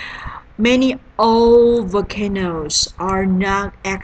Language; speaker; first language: English; non-native, learner; Chinese